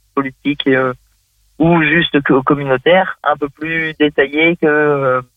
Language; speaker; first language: French; native; French